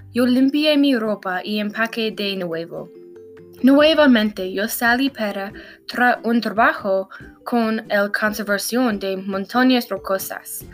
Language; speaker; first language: Spanish; non-native, learner; English